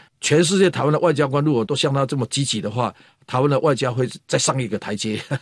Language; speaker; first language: Chinese; native; Chinese